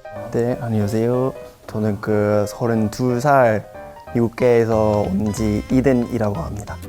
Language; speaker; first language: Korean; non-native, learner; English